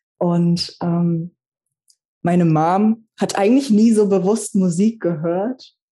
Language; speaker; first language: German; early bilingual, other home language; Russian